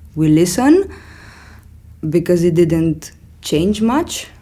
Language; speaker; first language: English; non-native, fluent; Romanian